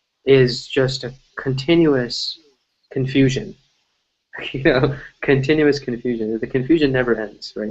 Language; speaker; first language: English; early bilingual, other home language; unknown